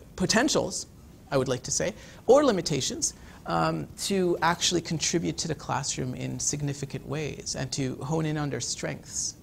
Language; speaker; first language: English; native; English